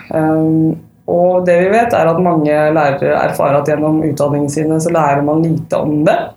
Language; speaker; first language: Norwegian; native; Norwegian